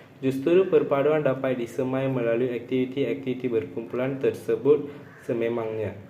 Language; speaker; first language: Malay; non-native, local second language; Tamil